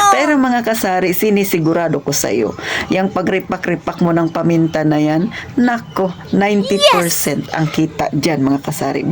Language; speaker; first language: Filipino; non-native, local second language; Cebuano